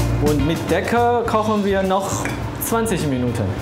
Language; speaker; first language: German; non-native, fluent; Chinese